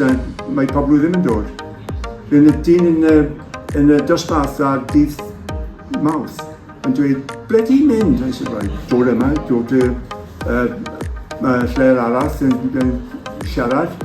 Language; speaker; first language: Welsh; non-native, local second language; English